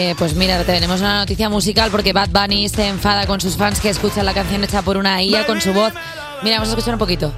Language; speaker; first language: Spanish; native; Spanish